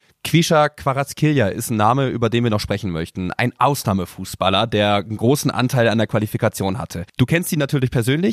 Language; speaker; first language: German; native; German